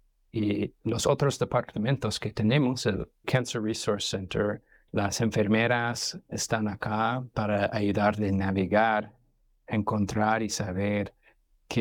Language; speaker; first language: Spanish; non-native, fluent; English